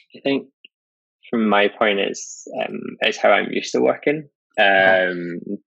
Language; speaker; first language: English; native; English